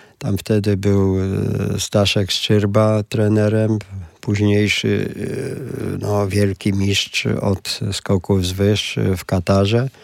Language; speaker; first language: Polish; native; Polish